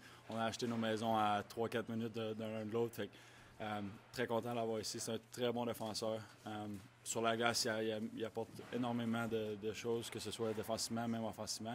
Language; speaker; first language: French; native; French